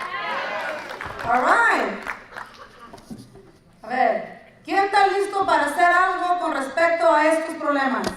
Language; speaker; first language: Spanish; early bilingual, heritage; Spanish